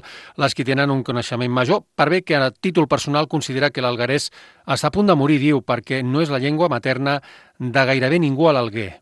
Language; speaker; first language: Catalan; native; Catalan